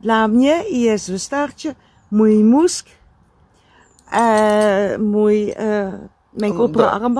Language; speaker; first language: Polish; non-native, learner; Dutch